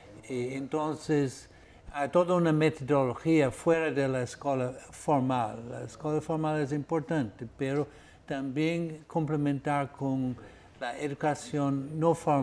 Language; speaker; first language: Spanish; non-native, fluent; Portuguese